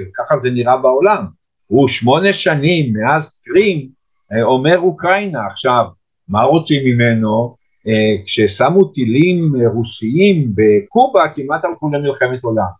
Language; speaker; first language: Hebrew; native; Hebrew